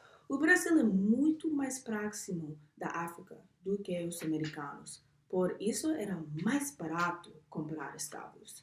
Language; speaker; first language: Portuguese; non-native, learner; English